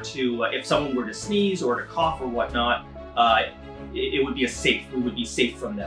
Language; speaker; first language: English; native; English